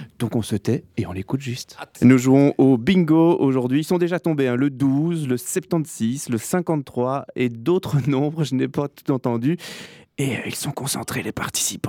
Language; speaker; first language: French; native; French